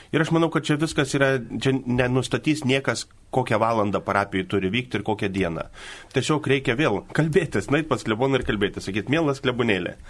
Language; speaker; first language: Lithuanian; native; Lithuanian